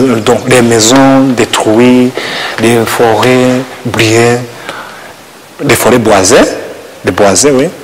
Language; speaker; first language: French; non-native, learner; Kinyarwanda